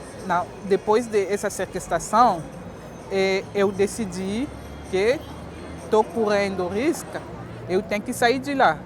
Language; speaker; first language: Portuguese; non-native, fluent; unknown